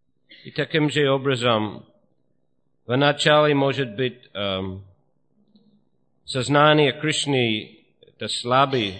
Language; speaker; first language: Russian; non-native, fluent; English